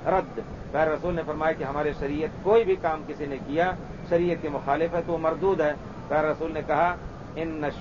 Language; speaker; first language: Urdu; native; Urdu